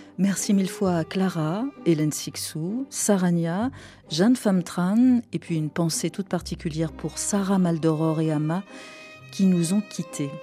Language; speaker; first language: French; native; French